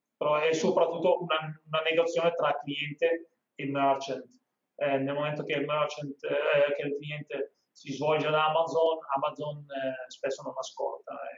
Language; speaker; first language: Italian; non-native, fluent; Dutch